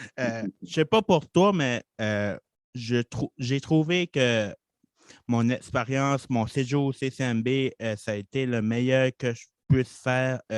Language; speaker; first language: French; native; French